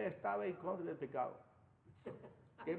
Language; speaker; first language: Spanish; non-native, fluent; English